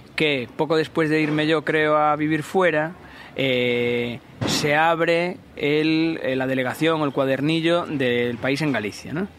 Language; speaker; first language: Spanish; native; Spanish